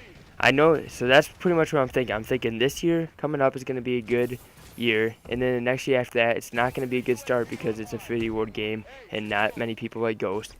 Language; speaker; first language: English; native; English